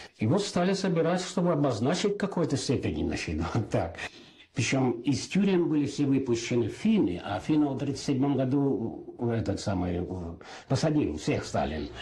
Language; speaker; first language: Russian; non-native, local second language; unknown